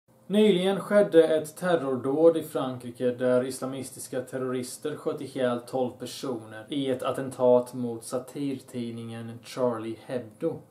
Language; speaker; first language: Swedish; early bilingual, other home language; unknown